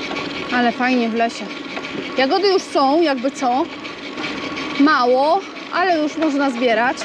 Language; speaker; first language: Polish; native; Polish